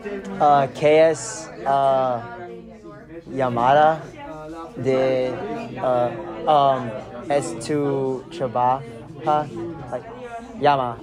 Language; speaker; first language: Spanish; non-native, learner; English